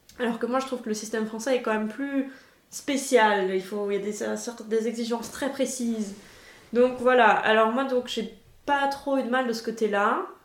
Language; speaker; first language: French; native; French